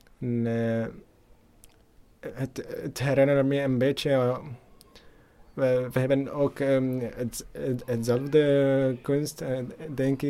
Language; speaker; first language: Dutch; non-native, learner; Arabic